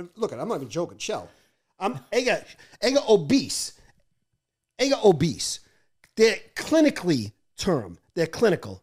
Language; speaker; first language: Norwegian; non-native, fluent; English